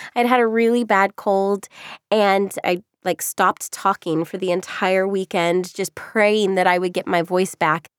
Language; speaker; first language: English; native; English